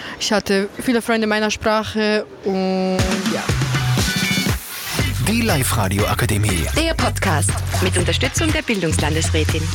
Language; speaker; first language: German; early bilingual, other home language; Bosnian